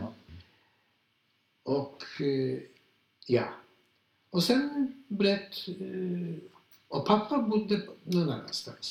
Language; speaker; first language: Swedish; non-native, fluent; Polish